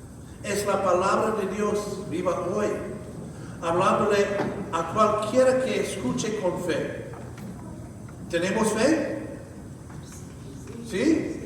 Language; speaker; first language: Spanish; non-native, fluent; English